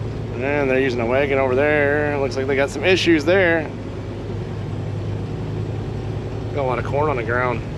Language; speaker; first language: English; native; English